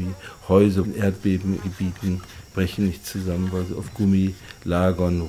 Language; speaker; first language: German; native; German